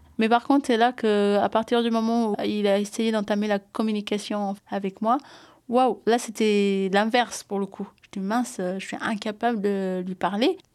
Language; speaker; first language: French; early bilingual, other home language; Amharic